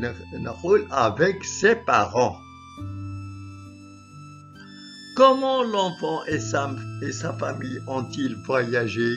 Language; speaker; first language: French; non-native, local second language; Arabic